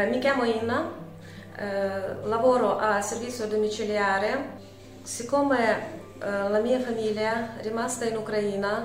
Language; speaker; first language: Italian; non-native, learner; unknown